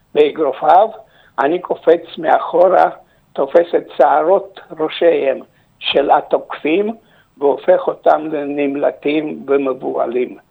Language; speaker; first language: Hebrew; early bilingual, other home language; Romanian